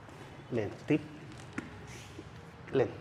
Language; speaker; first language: Vietnamese; non-native, learner; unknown